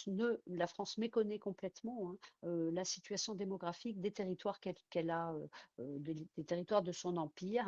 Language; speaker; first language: French; native; French